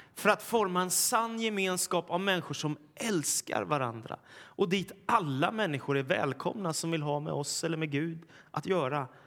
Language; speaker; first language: Swedish; native; Swedish